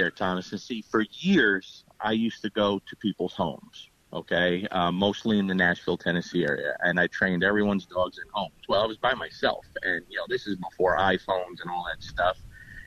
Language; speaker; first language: English; native; English